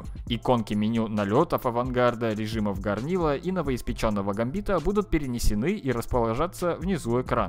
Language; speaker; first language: Russian; native; Russian